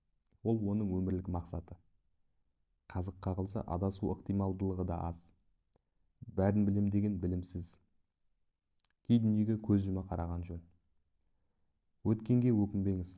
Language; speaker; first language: Kazakh; native; Kazakh